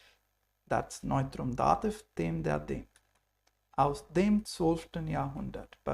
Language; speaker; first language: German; non-native, fluent; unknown